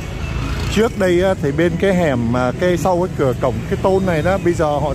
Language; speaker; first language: Vietnamese; native; Vietnamese